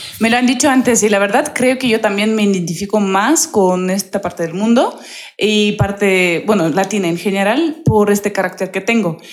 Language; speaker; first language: Spanish; non-native, fluent; Russian